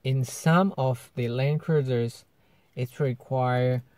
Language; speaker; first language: English; non-native, learner; Chinese